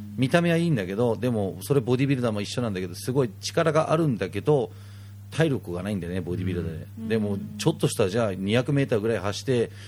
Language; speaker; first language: Japanese; non-native, fluent; Danish